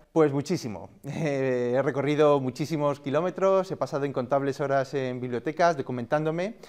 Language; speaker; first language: Spanish; native; Spanish